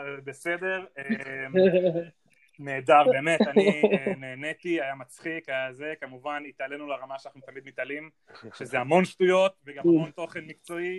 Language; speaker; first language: Hebrew; native; Hebrew